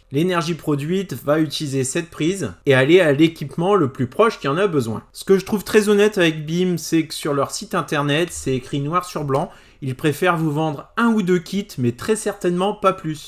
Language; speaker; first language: French; native; French